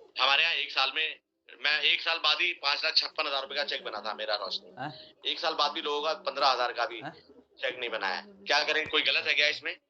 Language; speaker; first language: Hindi; native; Hindi